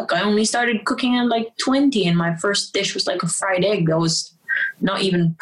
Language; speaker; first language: English; non-native, local second language; Filipino